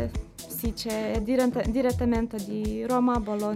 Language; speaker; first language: Italian; non-native, learner; Lithuanian